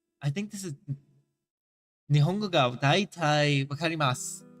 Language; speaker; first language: Japanese; non-native, learner; English